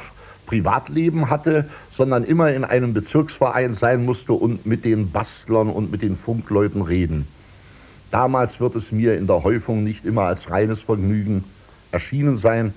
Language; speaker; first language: German; native; German